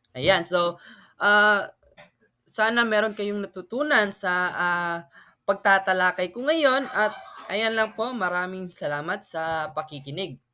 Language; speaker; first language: Filipino; non-native, local second language; Cebuano